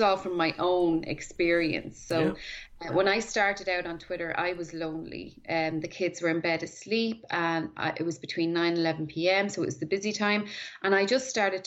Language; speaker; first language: English; native; English